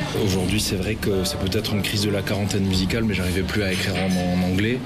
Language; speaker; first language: French; native; French